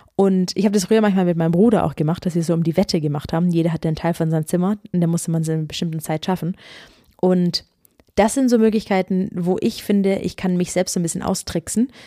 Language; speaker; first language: German; native; German